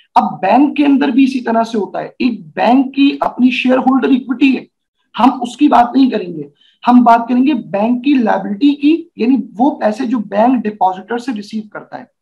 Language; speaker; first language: Urdu; native; Urdu